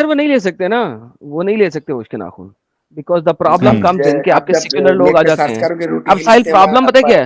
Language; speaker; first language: Hindi; native; Hindi